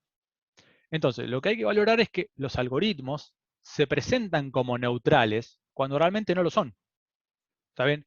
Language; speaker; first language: Spanish; native; Spanish